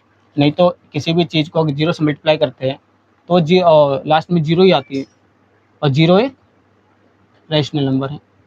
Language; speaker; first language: Hindi; native; Hindi